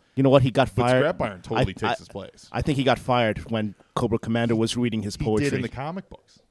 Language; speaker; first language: English; native; English